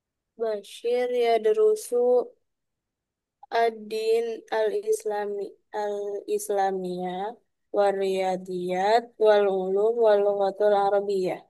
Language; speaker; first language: Arabic; non-native, learner; Indonesian